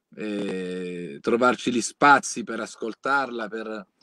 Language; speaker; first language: Italian; native; Italian